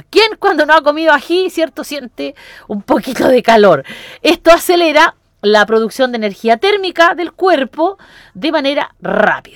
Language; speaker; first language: Spanish; native; Spanish